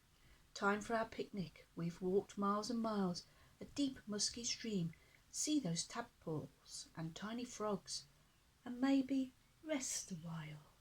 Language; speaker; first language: English; native; English